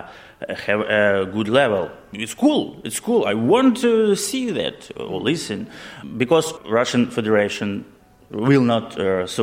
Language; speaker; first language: English; non-native, learner; Ukrainian